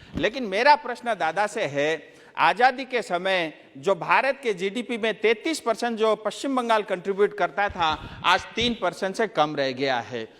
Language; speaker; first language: Hindi; non-native, local second language; Nepali